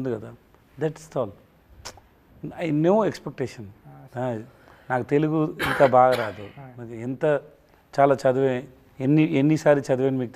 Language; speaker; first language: Telugu; non-native, learner; Tamil